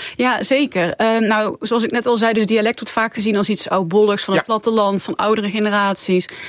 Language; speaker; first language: Dutch; native; Dutch